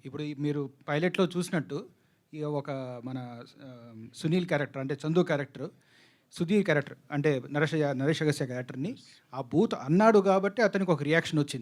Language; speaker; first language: Telugu; native; Telugu